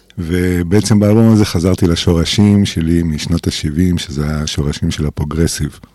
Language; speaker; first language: Hebrew; early bilingual, other home language; English